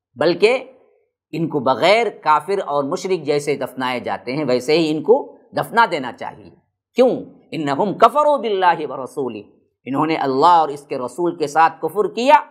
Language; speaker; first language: Urdu; native; Urdu